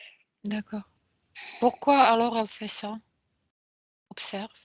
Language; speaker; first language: French; non-native, fluent; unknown